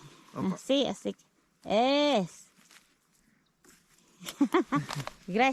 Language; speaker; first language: Spanish; non-native, local second language; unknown